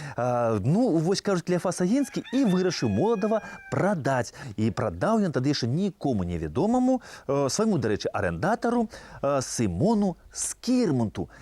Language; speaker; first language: Belarusian; native; Belarusian